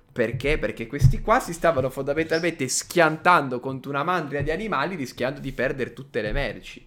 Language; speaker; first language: Italian; native; Italian